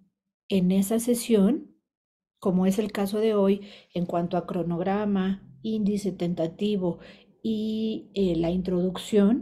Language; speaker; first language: Spanish; native; Spanish